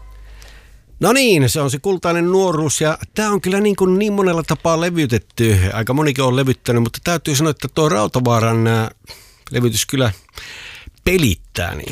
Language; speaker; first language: Finnish; native; Finnish